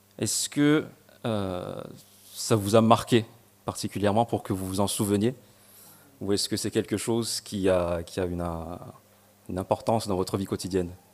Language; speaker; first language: French; non-native, local second language; Malagasy